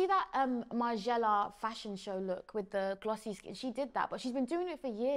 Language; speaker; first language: English; native; English